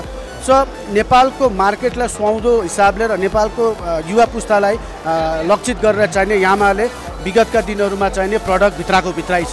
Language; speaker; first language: Nepali; native; Nepali